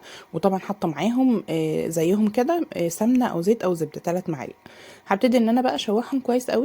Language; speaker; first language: Arabic; native; Arabic